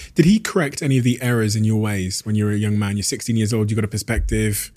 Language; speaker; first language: English; native; English